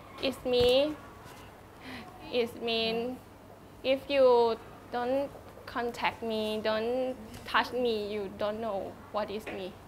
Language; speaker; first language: English; non-native, learner; Thai